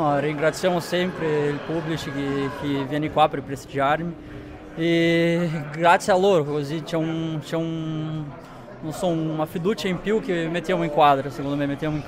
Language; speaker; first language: Italian; non-native, fluent; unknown